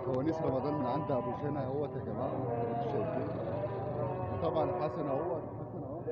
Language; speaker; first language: Arabic; native; Arabic